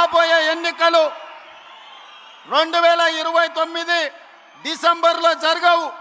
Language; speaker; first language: Telugu; native; Telugu